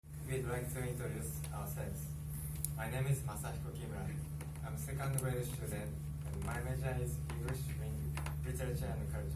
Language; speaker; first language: English; non-native, learner; Japanese